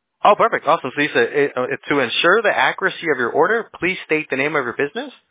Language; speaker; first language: English; early bilingual, other home language; Spanish